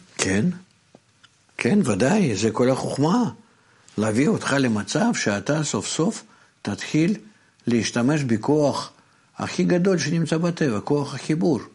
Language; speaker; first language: Hebrew; non-native, fluent; Russian